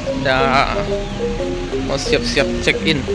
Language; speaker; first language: Indonesian; native; Indonesian